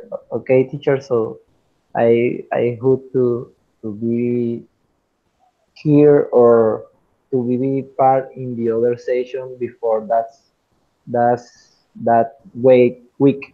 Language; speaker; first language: English; non-native, fluent; Spanish